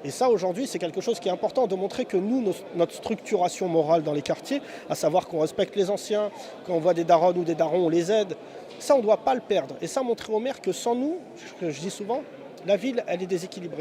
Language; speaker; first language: French; native; French